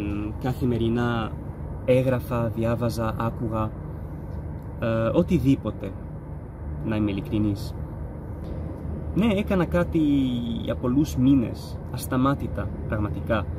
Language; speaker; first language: Greek; non-native, fluent; Arabic